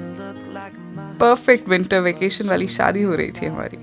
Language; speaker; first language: Hindi; native; Hindi